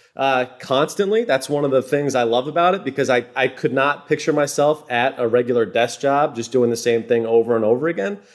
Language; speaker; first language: English; native; English